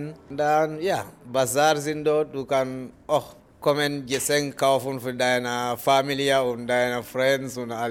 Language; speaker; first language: German; non-native, learner; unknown